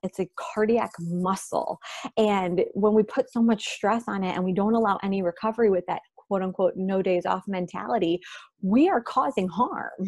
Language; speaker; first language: English; native; English